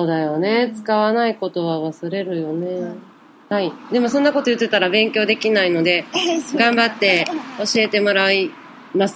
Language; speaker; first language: Japanese; native; Japanese